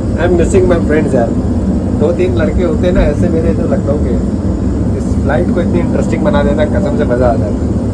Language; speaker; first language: Hindi; native; Hindi